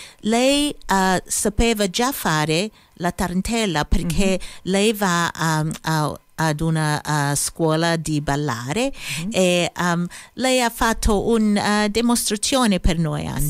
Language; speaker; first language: Italian; early bilingual, heritage; English